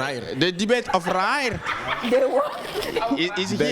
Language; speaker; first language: English; non-native, learner; French